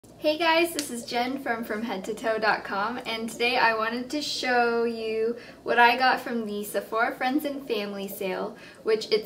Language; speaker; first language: English; native; English